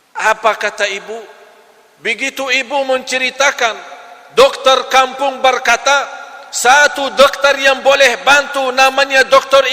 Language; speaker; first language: Malay; non-native, fluent; Arabic